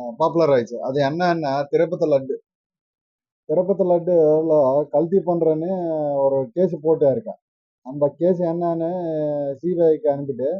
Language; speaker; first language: Tamil; non-native, learner; Telugu